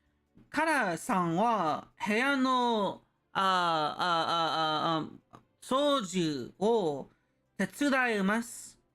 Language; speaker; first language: Japanese; non-native, learner; English